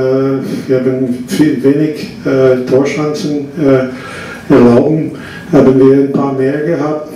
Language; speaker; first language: German; non-native, fluent; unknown